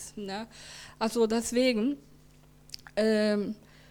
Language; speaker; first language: German; non-native, learner; Portuguese